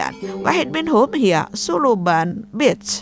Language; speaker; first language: Arabic; non-native, fluent; Indonesian